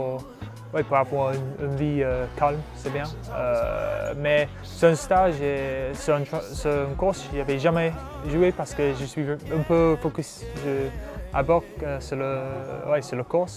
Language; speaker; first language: French; non-native, learner; English